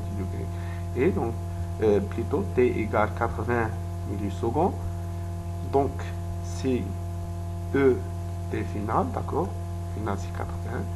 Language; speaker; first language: French; non-native, local second language; Arabic